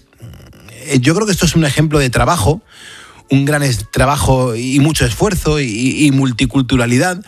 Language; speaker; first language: Spanish; native; Spanish